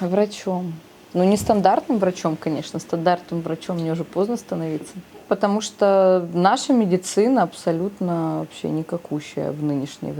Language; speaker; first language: Russian; native; Russian